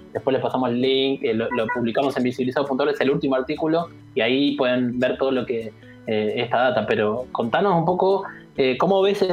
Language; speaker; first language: Spanish; native; Spanish